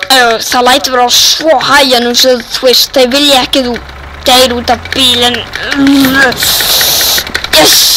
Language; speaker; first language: Icelandic; non-native, learner; Danish